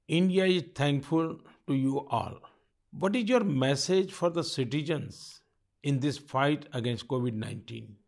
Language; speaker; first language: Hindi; non-native, local second language; Gujarati